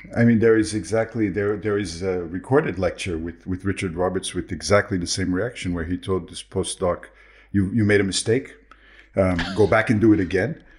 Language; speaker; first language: English; non-native, fluent; Portuguese